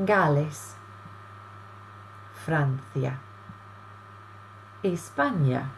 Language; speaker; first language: Spanish; non-native, fluent; English